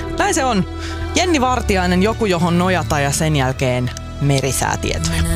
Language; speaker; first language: Finnish; native; Finnish